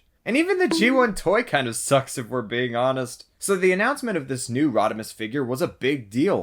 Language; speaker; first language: English; native; English